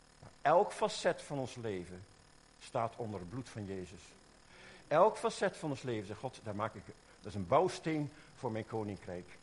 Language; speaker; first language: Dutch; native; Dutch